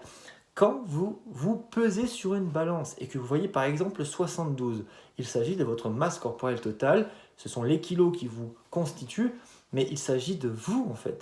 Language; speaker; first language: French; native; French